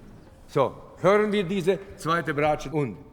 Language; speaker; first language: German; non-native, fluent; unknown